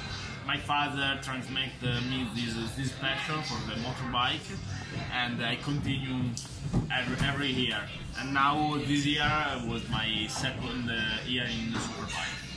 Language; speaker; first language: English; non-native, fluent; Italian